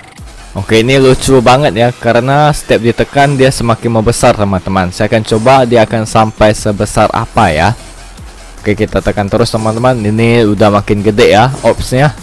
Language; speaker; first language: Indonesian; native; Indonesian